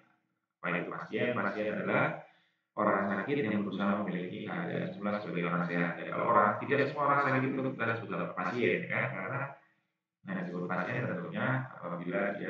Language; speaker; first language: Indonesian; native; Indonesian